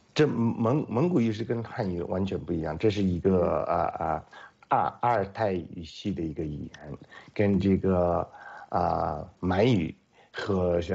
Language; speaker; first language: Chinese; non-native, local second language; Mongolian